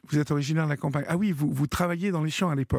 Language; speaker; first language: French; native; French